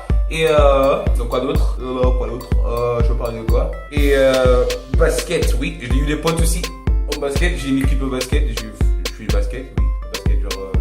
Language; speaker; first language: French; non-native, learner; English